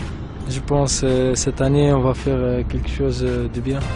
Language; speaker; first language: French; non-native, local second language; Arabic